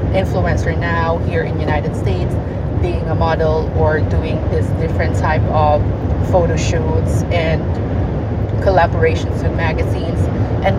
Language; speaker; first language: English; non-native, local second language; Cebuano